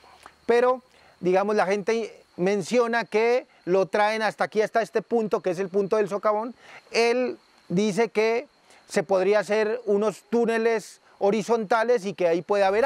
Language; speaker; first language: Spanish; native; Spanish